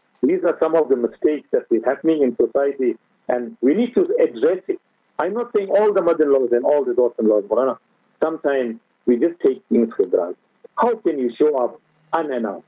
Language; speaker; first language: English; native; English